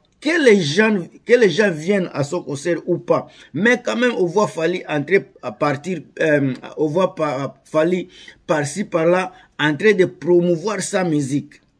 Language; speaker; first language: French; non-native, local second language; Lingala